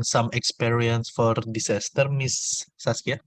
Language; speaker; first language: English; non-native, learner; Indonesian